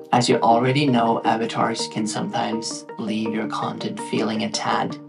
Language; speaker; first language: English; non-native, fluent; Norwegian